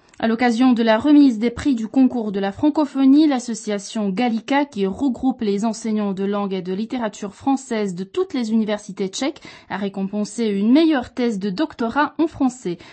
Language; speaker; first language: French; native; French